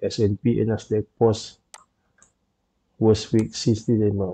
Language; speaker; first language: English; non-native, local second language; Malay